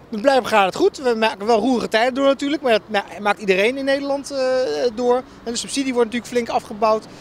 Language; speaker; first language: Dutch; native; Dutch